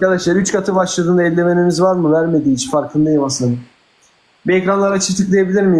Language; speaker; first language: Turkish; native; Turkish